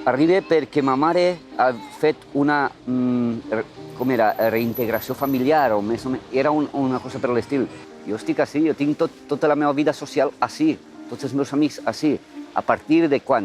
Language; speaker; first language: Catalan; early bilingual, other home language; Romanian